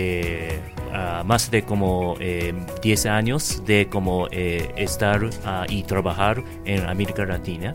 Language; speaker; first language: Spanish; non-native, learner; Japanese